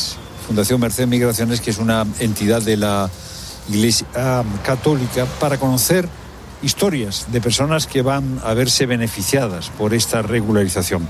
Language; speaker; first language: Spanish; native; Spanish